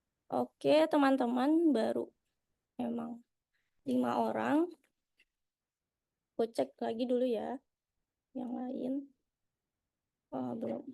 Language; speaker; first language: Indonesian; native; Indonesian